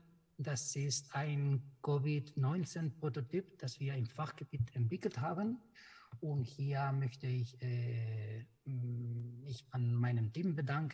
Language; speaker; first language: German; non-native, fluent; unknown